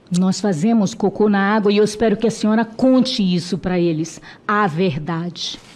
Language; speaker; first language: Portuguese; non-native, local second language; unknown